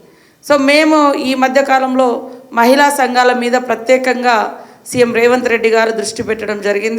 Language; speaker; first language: Telugu; native; Telugu